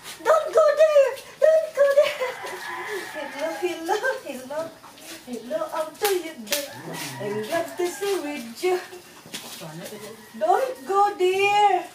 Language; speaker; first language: English; non-native, learner; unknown